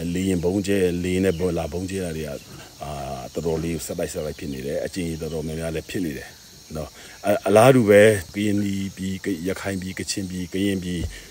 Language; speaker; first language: Burmese; non-native, local second language; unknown